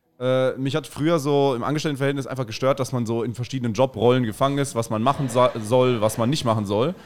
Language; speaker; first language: German; early bilingual, other home language; Spanish